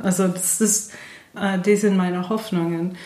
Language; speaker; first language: German; non-native, fluent; English